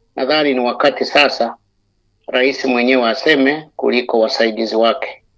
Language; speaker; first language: Swahili; non-native, local second language; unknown